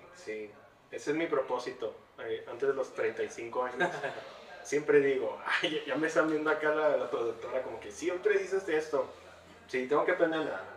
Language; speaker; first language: Spanish; early bilingual, heritage; Spanish